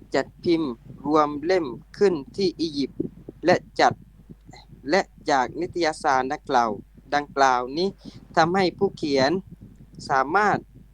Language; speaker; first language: Thai; non-native, local second language; Pattani Malay